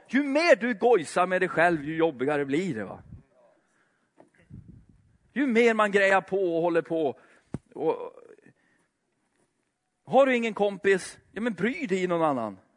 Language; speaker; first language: Swedish; native; Swedish